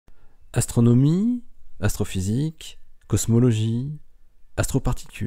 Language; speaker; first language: French; native; French